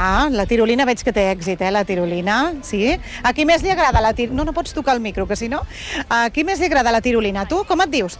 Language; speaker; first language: Catalan; native; Catalan